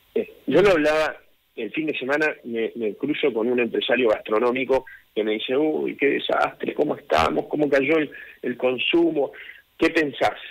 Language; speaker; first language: Spanish; native; Spanish